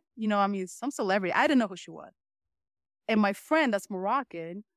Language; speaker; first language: English; early bilingual, other home language; Spanish